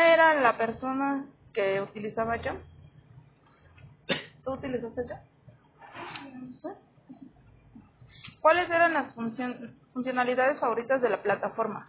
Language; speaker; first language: Spanish; native; Spanish